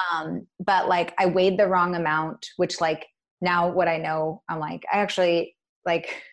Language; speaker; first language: English; native; English